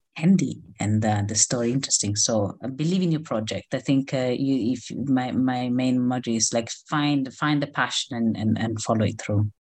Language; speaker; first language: English; non-native, fluent; Italian